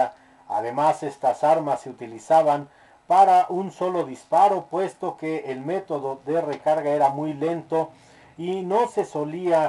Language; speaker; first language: Spanish; native; Spanish